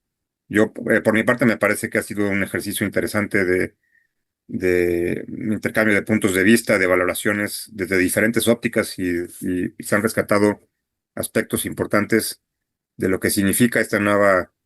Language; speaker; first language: Spanish; native; Spanish